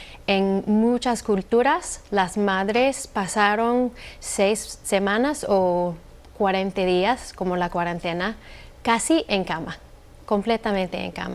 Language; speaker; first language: Spanish; non-native, fluent; English